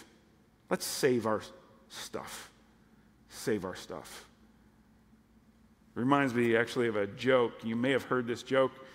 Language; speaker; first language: English; native; English